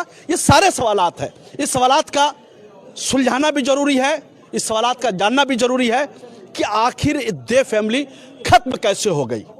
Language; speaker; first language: Hindi; native; Hindi